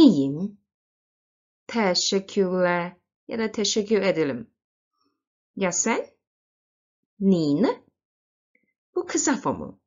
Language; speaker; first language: Turkish; non-native, learner; Chinese